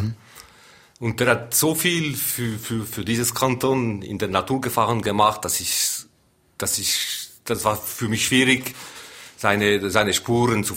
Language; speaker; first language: German; non-native, local second language; French